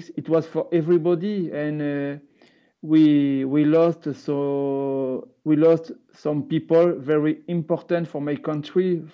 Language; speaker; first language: English; non-native, learner; French